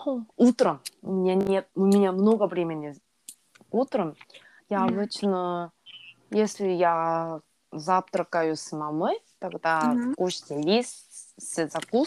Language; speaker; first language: Russian; non-native, learner; Korean